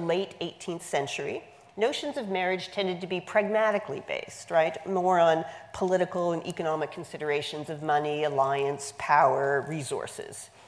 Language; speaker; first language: English; native; English